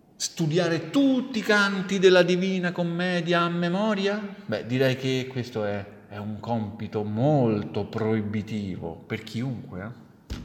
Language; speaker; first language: Italian; native; Italian